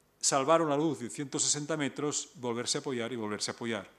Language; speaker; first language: Spanish; native; Spanish